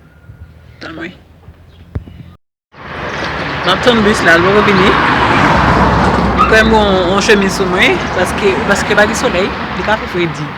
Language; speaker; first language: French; non-native, learner; Haitian Creole